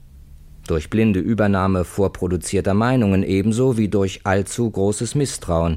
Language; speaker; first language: German; native; German